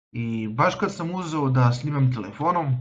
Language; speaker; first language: Bosnian; native; Bosnian